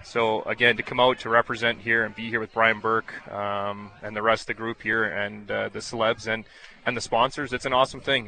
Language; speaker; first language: English; native; English